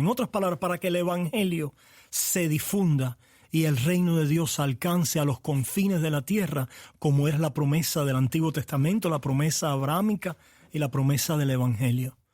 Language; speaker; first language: Spanish; native; Spanish